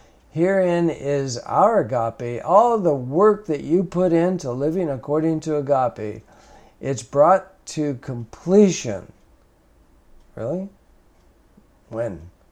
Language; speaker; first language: English; native; English